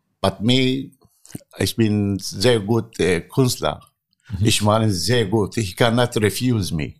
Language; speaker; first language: English; non-native, learner; Arabic